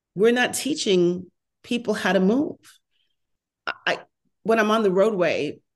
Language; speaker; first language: English; native; English